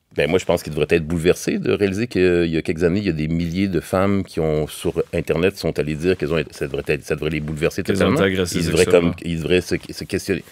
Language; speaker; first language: French; native; French